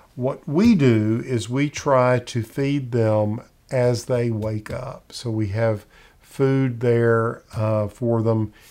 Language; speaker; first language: English; native; English